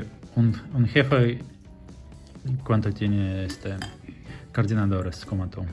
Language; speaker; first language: Spanish; non-native, learner; Russian